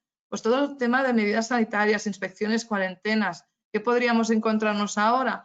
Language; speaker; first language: Spanish; native; Spanish